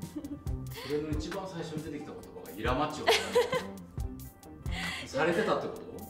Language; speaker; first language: Japanese; native; Japanese